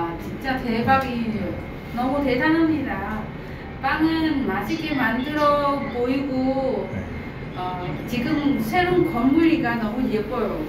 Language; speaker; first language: Korean; non-native, learner; Vietnamese